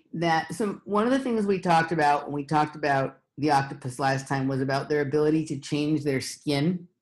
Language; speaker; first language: English; native; English